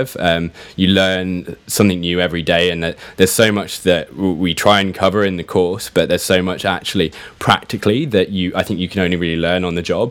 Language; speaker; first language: English; native; English